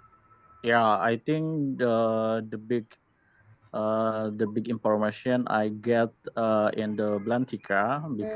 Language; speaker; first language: English; non-native, learner; Indonesian